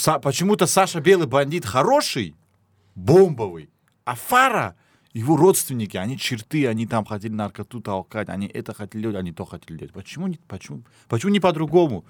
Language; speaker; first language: Russian; non-native, local second language; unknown